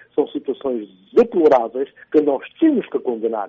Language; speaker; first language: Portuguese; non-native, local second language; Upper Guinea Crioulo